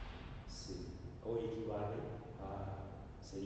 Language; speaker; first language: Portuguese; non-native, learner; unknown